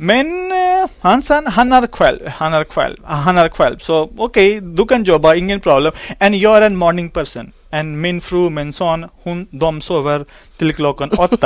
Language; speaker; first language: Swedish; non-native, learner; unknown